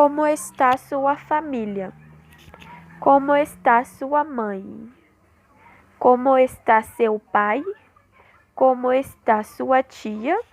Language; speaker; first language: Portuguese; non-native, learner; Haitian Creole